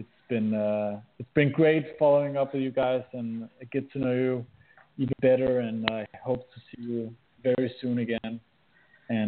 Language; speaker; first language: English; non-native, fluent; Danish